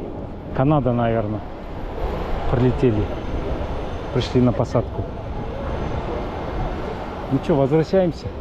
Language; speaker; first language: Russian; non-native, local second language; Kyrgyz